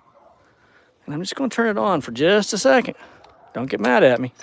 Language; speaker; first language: English; native; English